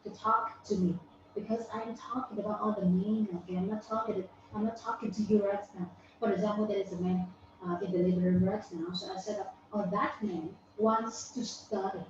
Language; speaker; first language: English; non-native, fluent; Vietnamese